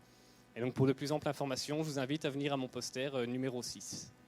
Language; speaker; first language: French; native; French